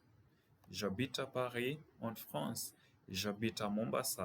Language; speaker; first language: French; non-native, fluent; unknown